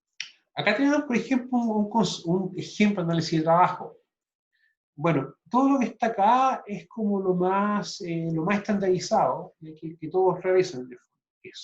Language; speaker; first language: Spanish; native; Spanish